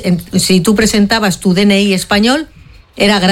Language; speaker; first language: Spanish; native; Spanish